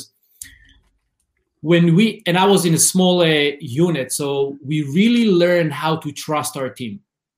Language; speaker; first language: English; non-native, fluent; Hebrew